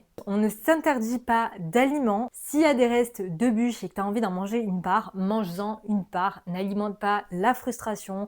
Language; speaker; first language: French; native; French